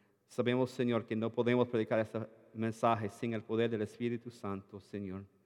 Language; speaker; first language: Spanish; non-native, fluent; English